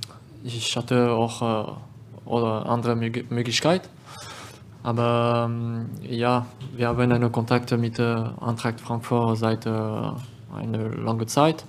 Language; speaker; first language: German; non-native, learner; French